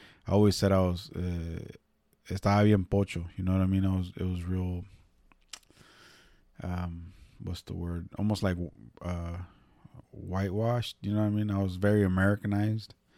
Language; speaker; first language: English; early bilingual, other home language; Spanish